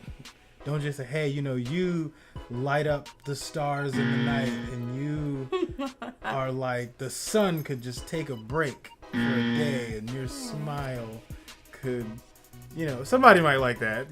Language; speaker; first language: English; native; English